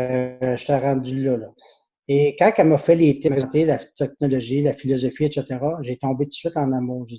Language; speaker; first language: French; native; French